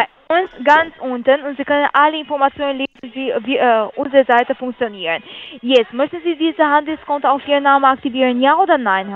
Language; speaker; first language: German; non-native, learner; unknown